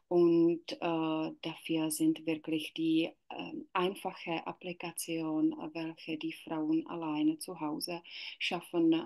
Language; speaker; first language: German; non-native, learner; Czech